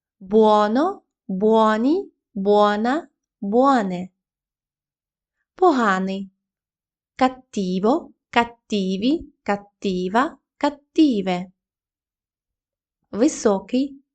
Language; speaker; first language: Italian; non-native, fluent; Ukrainian